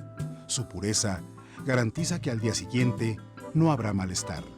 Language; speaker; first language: Spanish; native; Spanish